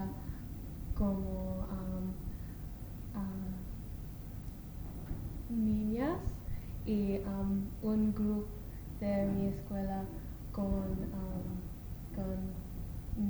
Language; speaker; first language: Spanish; non-native, learner; English